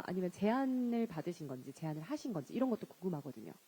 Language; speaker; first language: Korean; native; Korean